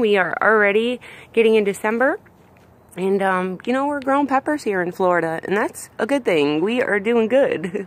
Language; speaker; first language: English; native; English